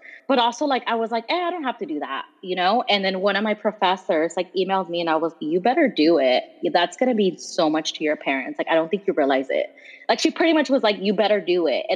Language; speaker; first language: English; early bilingual, other home language; Spanish